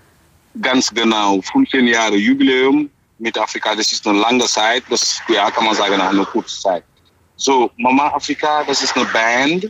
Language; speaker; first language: German; non-native, fluent; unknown